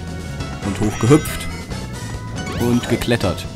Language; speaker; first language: German; native; German